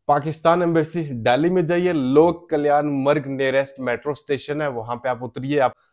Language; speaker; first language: Hindi; native; Hindi